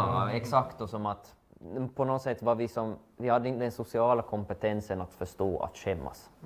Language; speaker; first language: Swedish; native; Swedish